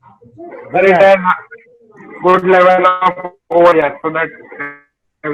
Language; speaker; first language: English; non-native, learner; Hindi